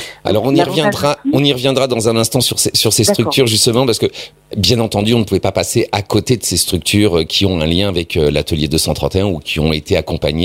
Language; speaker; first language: French; native; French